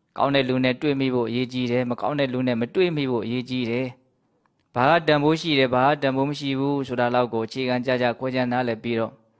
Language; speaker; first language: Burmese; native; Burmese